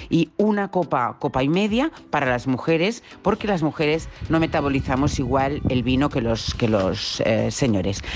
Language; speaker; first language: Spanish; native; Spanish